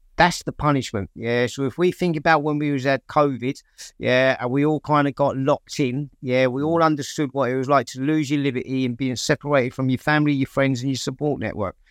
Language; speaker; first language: English; native; English